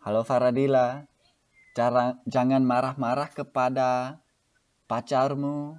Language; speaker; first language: Indonesian; non-native, fluent; English